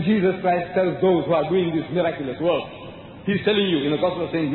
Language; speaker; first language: English; early bilingual, other home language; Gujarati